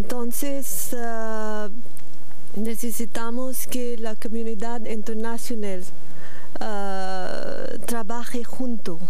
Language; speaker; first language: Spanish; non-native, learner; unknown